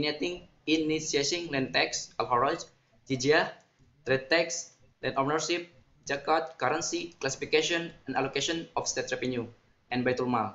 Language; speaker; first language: English; non-native, learner; Indonesian